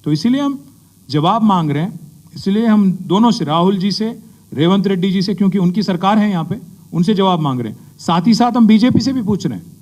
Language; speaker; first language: Hindi; non-native, local second language; Telugu